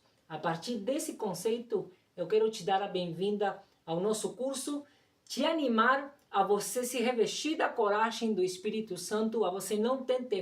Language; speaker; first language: Portuguese; non-native, fluent; Spanish